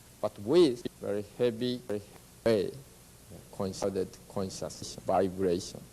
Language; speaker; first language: English; non-native, learner; Japanese